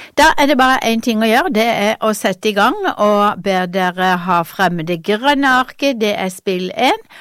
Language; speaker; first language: Norwegian; native; Norwegian